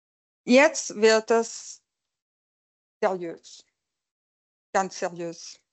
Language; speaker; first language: German; non-native, local second language; French